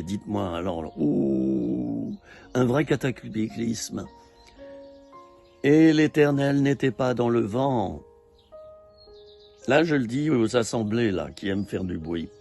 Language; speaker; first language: French; native; French